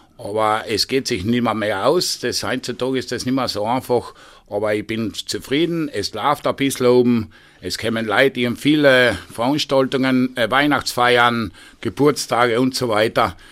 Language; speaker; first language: German; native; German